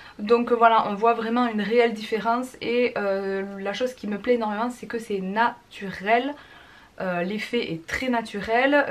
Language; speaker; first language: French; native; French